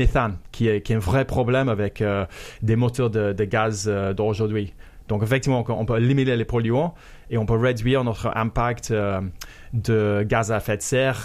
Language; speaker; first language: French; non-native, fluent; English